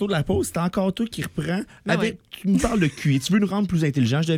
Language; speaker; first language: French; native; French